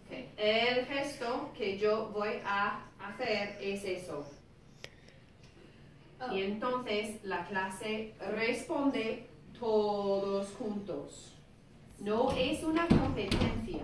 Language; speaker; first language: Spanish; non-native, fluent; English